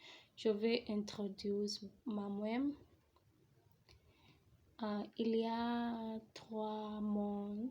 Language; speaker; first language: French; non-native, learner; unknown